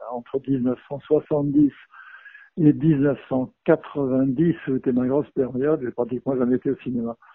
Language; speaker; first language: French; native; French